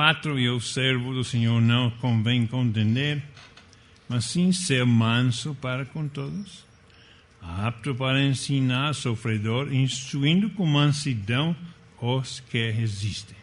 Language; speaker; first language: Portuguese; non-native, fluent; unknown